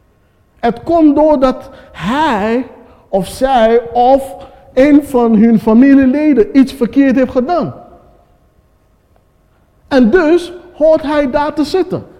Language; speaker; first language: Dutch; non-native, fluent; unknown